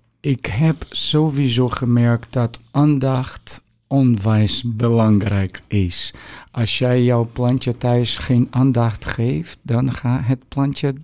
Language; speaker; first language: Dutch; non-native, fluent; Portuguese